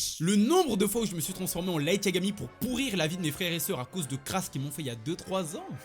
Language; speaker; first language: French; early bilingual, other home language; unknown